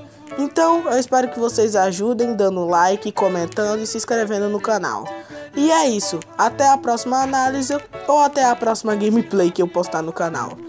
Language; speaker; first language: Portuguese; native; Portuguese